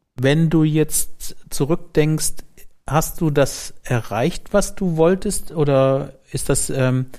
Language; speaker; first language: German; native; German